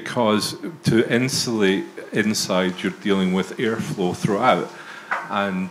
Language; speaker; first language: English; native; English